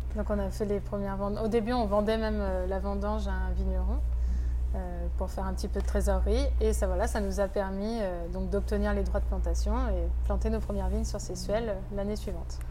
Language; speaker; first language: French; native; French